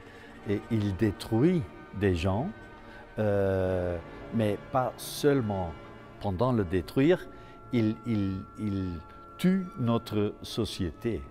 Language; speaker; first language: French; non-native, fluent; Dutch